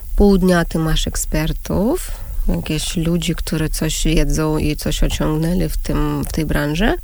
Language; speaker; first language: Polish; non-native, fluent; Russian